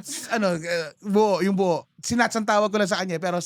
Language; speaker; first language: Filipino; native; Filipino